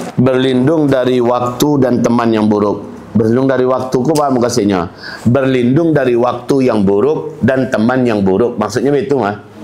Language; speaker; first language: Malay; non-native, local second language; Minangkabau